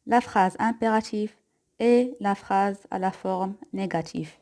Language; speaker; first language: French; non-native, local second language; Arabic